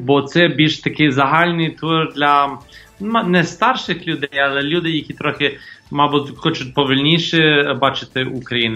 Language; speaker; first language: Ukrainian; non-native, fluent; English